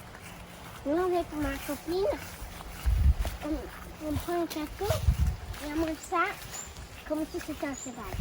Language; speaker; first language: French; early bilingual, other home language; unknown